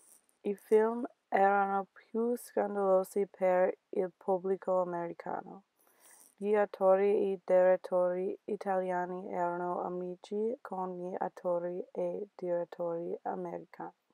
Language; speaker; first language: Italian; non-native, learner; English